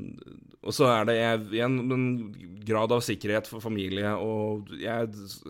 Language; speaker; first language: Norwegian; native; Norwegian